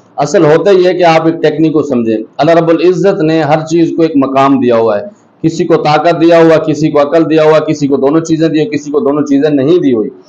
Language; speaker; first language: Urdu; non-native, local second language; Pashto